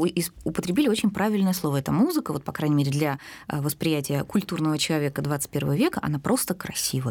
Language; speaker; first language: Russian; native; Russian